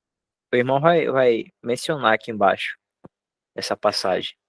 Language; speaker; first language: Portuguese; native; Portuguese